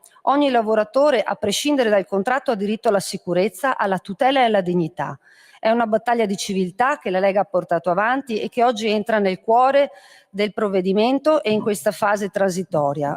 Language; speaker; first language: Italian; native; Italian